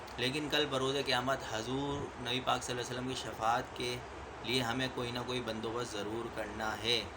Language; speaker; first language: Urdu; native; Urdu